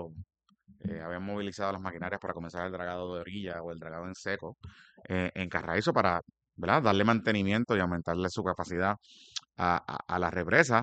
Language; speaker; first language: Spanish; native; Spanish